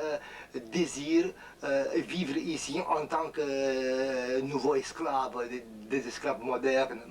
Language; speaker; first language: French; non-native, fluent; Romanian